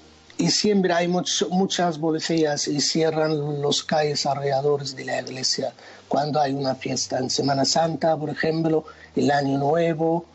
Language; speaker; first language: Spanish; non-native, fluent; Arabic